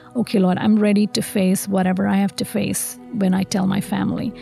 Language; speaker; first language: English; non-native, local second language; Tamil